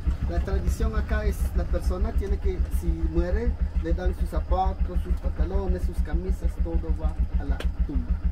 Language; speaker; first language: Spanish; non-native, local second language; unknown